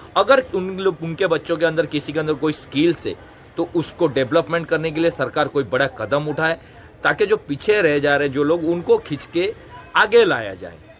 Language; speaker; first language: Hindi; native; Hindi